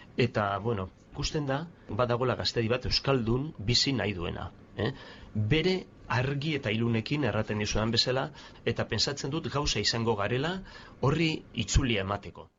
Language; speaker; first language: Basque; non-native, local second language; Spanish